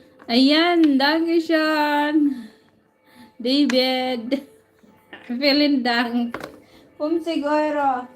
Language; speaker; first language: German; non-native, learner; Filipino